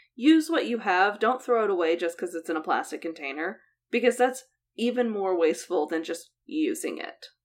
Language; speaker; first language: English; native; English